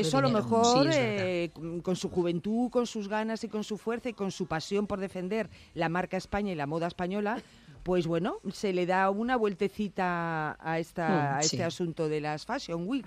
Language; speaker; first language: Spanish; native; Spanish